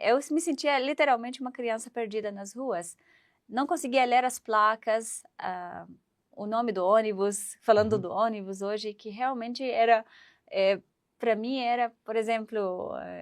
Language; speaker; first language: Portuguese; non-native, fluent; Arabic